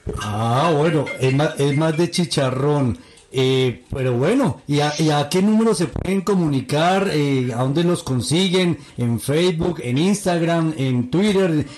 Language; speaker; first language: Spanish; native; Spanish